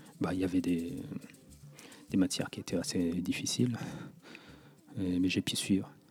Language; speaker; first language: French; non-native, local second language; Kinyarwanda